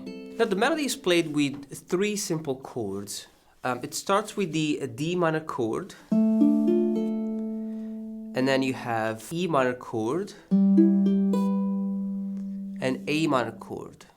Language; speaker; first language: English; non-native, fluent; Italian